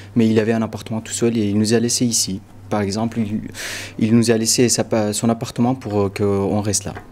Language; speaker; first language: French; non-native, fluent; Arabic